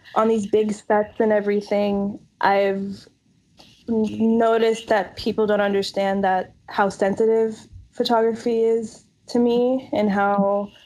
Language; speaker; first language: English; native; English